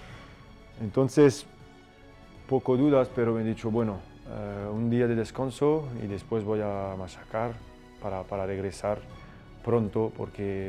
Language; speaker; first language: Spanish; non-native, fluent; French